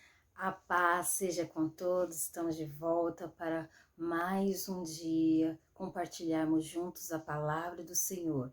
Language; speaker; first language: Portuguese; native; Portuguese